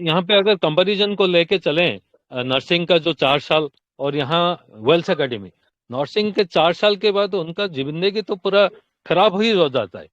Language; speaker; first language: Hindi; non-native, local second language; Odia